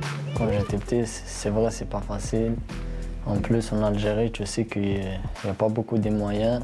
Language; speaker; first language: French; non-native, local second language; Kabyle